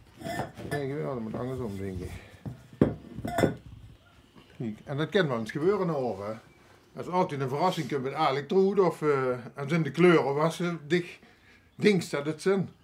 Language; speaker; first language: Dutch; native; Dutch